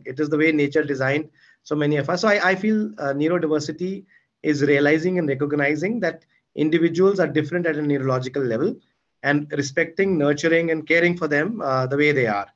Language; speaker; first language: English; non-native, local second language; Hindi